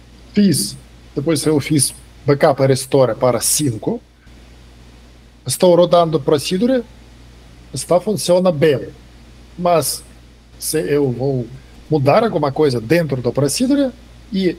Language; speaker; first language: Portuguese; non-native, fluent; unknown